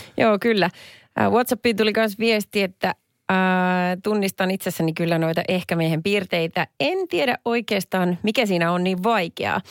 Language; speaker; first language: Finnish; native; Finnish